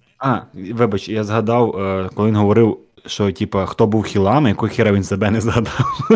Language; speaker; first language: Ukrainian; non-native, local second language; Russian